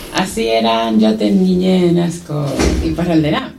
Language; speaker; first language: Basque; non-native, learner; Spanish